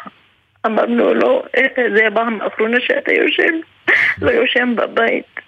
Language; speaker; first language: Hebrew; non-native, local second language; Arabic